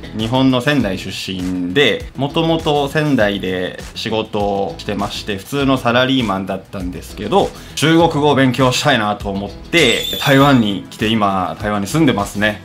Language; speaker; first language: Japanese; native; Japanese